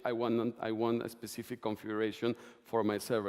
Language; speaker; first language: English; non-native, fluent; Spanish